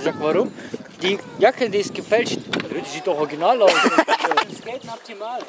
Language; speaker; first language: German; early bilingual, other home language; Turkish